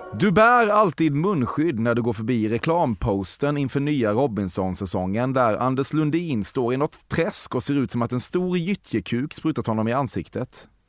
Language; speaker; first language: Swedish; native; Swedish